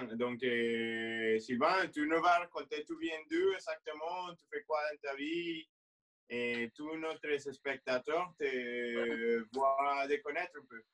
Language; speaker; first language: French; non-native, fluent; Spanish